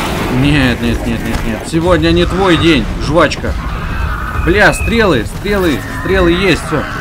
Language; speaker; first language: Russian; native; Russian